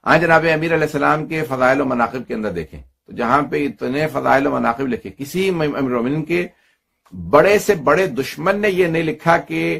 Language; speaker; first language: Urdu; native; Urdu